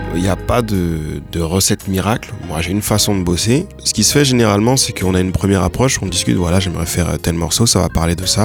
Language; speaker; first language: French; native; French